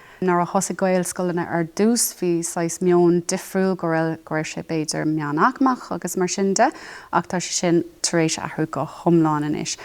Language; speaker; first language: Irish; non-native, local second language; English